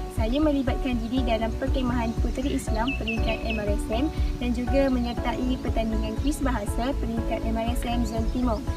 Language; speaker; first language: Malay; native; Malay